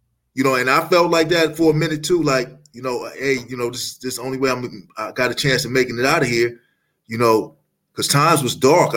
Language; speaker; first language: English; native; English